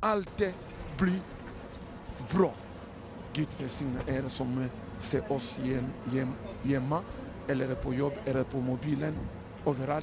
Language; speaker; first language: Swedish; non-native, learner; Lingala